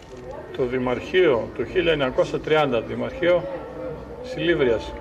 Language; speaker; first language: Greek; native; Greek